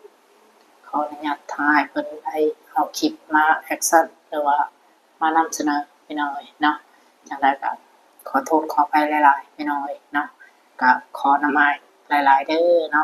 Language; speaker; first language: Thai; non-native, local second language; Lao